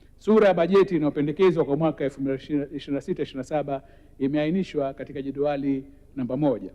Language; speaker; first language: Swahili; native; Swahili